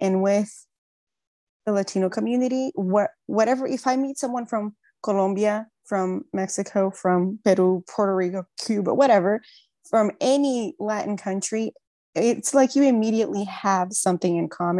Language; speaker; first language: English; non-native, fluent; Portuguese